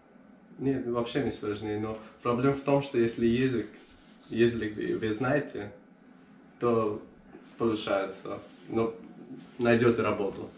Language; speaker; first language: Russian; non-native, learner; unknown